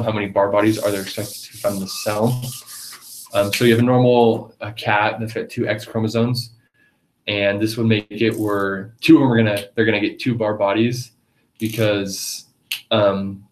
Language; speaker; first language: English; native; English